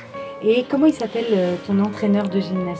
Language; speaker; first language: French; native; French